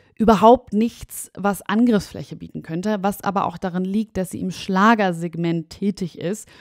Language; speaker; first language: German; native; German